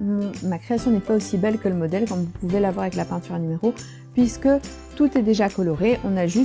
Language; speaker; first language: French; native; French